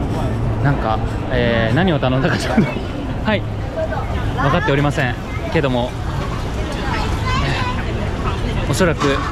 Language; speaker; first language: Japanese; native; Japanese